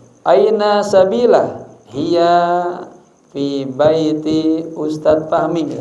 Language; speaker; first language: Arabic; non-native, fluent; Indonesian